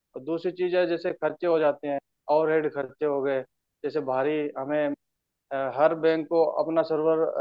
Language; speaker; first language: Hindi; native; Hindi